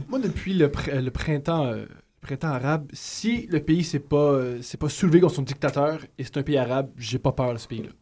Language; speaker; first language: French; native; French